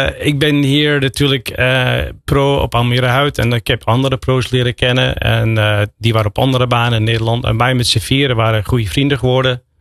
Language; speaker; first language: Dutch; non-native, fluent; English